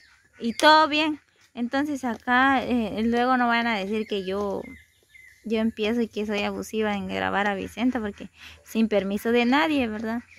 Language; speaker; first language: Spanish; native; Spanish